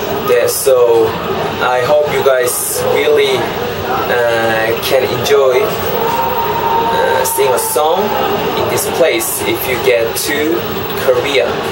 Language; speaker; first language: English; non-native, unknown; Korean